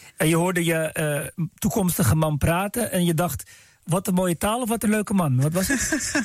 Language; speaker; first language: Dutch; native; Dutch